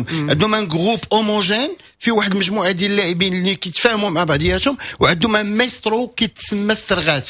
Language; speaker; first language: Arabic; native; Arabic